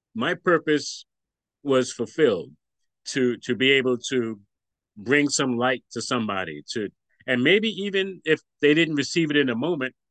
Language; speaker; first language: English; native; English